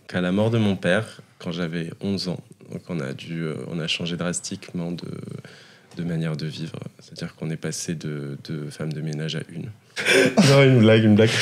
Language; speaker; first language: French; non-native, local second language; Arabic